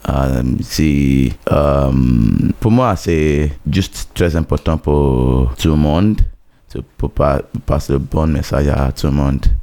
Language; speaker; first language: French; non-native, learner; Yoruba